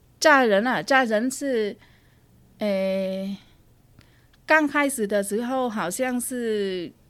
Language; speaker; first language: Chinese; non-native, fluent; Vietnamese